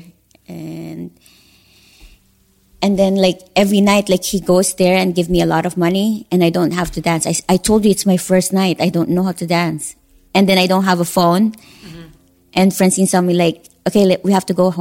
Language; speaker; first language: English; non-native, local second language; Filipino